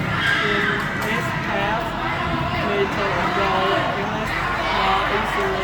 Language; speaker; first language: English; non-native, learner; Vietnamese